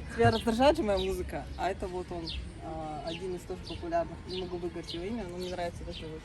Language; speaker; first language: Russian; native; Russian